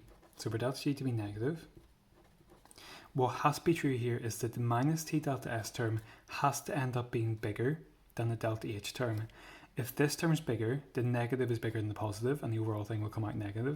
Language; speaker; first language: English; native; English